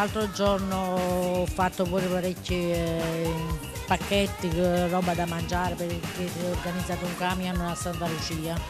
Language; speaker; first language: Italian; native; Italian